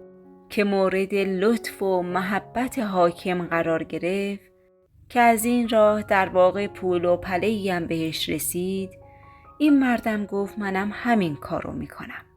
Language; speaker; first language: Persian; native; Persian